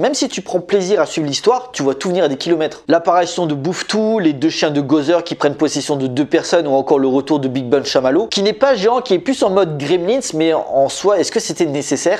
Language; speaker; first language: French; native; French